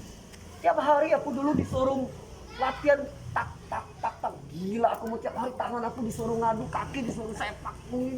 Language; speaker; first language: Indonesian; native; Indonesian